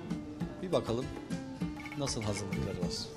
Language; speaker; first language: Turkish; native; Turkish